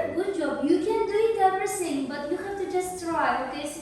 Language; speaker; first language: English; non-native, fluent; Uzbek